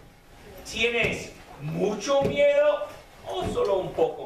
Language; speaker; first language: Spanish; non-native, fluent; English